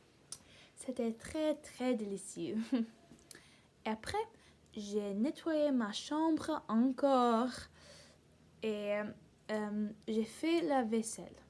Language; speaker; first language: French; non-native, learner; English